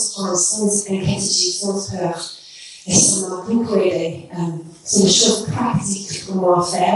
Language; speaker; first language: French; non-native, learner; English